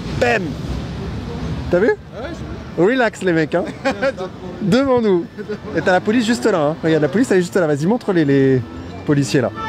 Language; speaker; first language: French; native; French